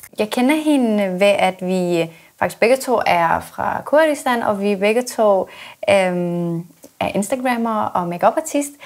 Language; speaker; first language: Danish; non-native, fluent; Kurdish